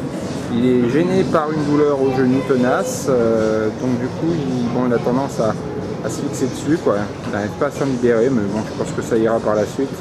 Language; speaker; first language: French; native; French